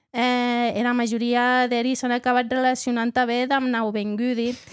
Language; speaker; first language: Catalan; native; Catalan